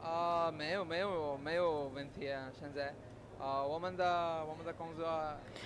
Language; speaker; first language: Chinese; non-native, learner; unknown